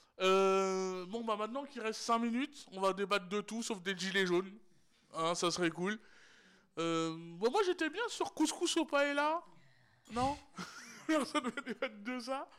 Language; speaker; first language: French; native; French